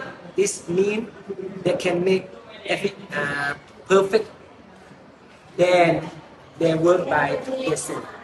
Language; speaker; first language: English; non-native, learner; Thai